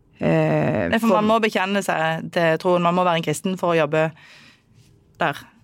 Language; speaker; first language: Norwegian; native; Norwegian